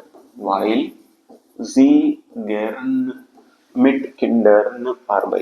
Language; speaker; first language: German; non-native, fluent; Telugu